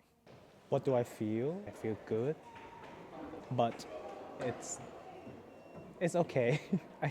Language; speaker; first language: English; non-native, learner; Thai